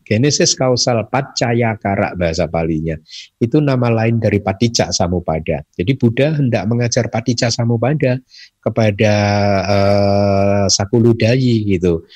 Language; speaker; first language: Indonesian; native; Indonesian